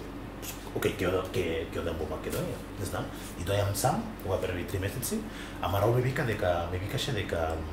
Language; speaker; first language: Macedonian; non-native, learner; Spanish